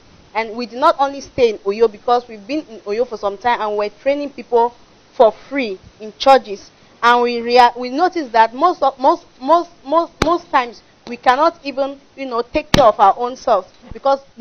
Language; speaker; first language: English; non-native, local second language; French